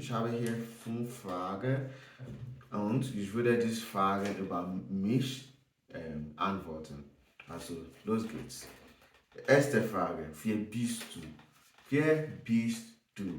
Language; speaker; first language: German; non-native, learner; English